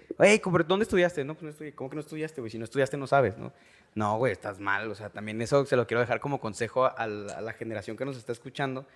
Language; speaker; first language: Spanish; native; Spanish